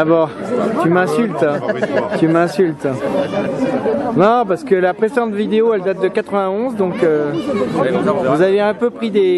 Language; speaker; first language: French; native; French